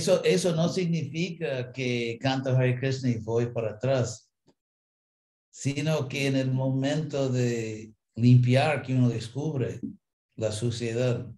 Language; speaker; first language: Spanish; non-native, fluent; English